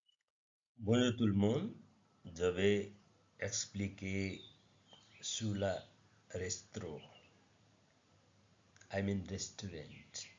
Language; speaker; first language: French; non-native, learner; Nepali